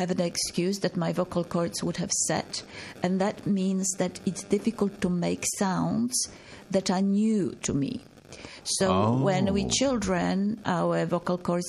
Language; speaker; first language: English; non-native, fluent; Polish